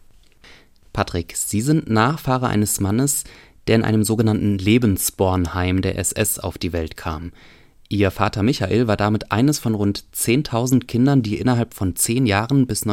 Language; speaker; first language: German; native; German